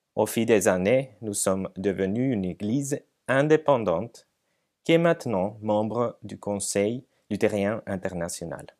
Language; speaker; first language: French; non-native, fluent; Finnish